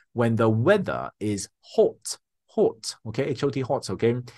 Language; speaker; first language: English; non-native, local second language; Cantonese